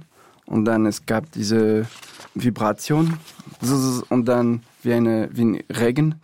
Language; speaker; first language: German; non-native, fluent; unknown